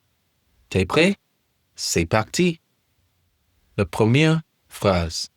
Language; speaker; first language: French; non-native, learner; English